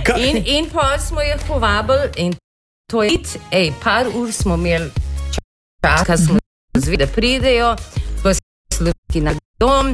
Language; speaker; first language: Slovenian; early bilingual, heritage; Slovenian